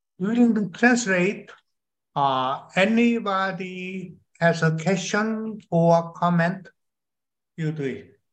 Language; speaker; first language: English; non-native, learner; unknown